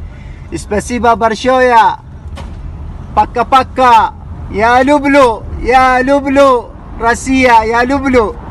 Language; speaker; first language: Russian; non-native, learner; Arabic